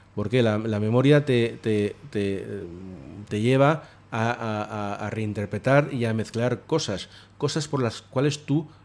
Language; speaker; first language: Spanish; native; Spanish